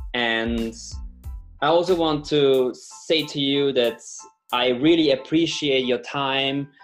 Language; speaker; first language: English; non-native, fluent; German